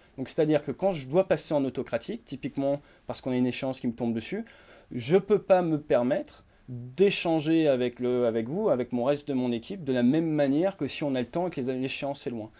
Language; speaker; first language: French; native; French